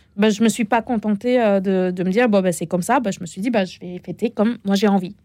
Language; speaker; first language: French; non-native, fluent; Arabic